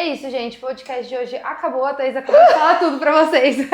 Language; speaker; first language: Portuguese; native; Portuguese